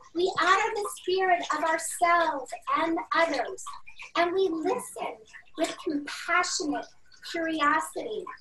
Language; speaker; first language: English; native; English